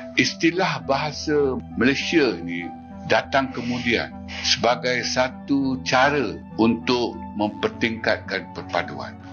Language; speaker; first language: Malay; native; Malay